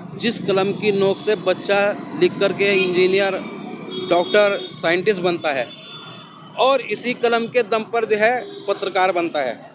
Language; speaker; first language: Hindi; native; Hindi